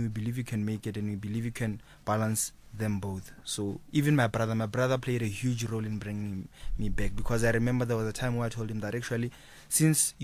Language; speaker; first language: English; non-native, local second language; Northern Sotho